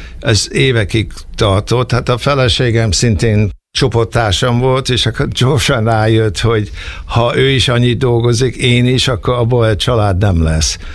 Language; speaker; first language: Hungarian; early bilingual, heritage; Hungarian